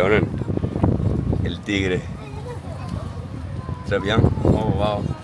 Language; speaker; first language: Spanish; early bilingual, heritage; Spanish